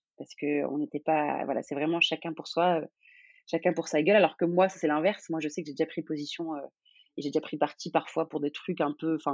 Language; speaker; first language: French; non-native, local second language; Arabic